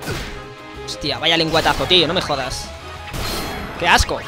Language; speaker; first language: Spanish; native; Spanish